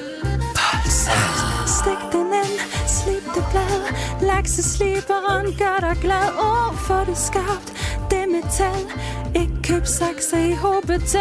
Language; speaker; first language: Danish; native; Danish